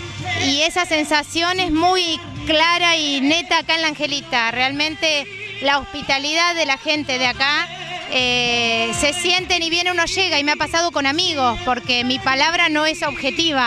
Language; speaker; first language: Spanish; native; Spanish